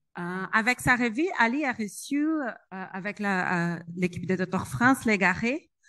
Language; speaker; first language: French; non-native, fluent; Portuguese